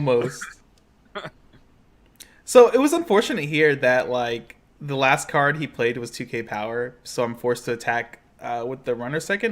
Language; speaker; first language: English; native; English